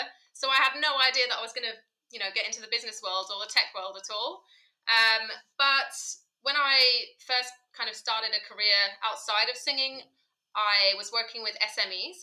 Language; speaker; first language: English; native; English